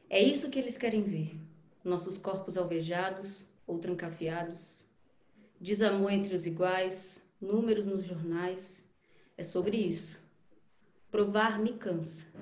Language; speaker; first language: Portuguese; native; Portuguese